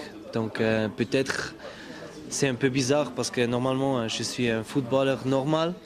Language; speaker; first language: French; non-native, local second language; German